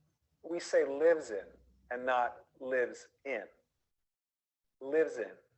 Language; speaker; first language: English; non-native, learner; Spanish